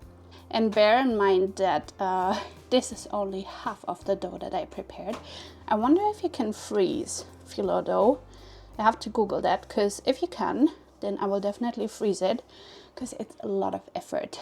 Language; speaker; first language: English; non-native, fluent; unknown